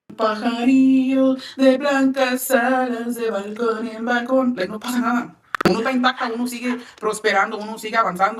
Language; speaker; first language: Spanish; early bilingual, heritage; Spanish